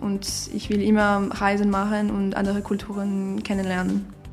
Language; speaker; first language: German; non-native, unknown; English